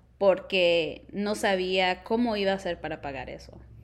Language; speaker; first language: Spanish; early bilingual, heritage; Spanish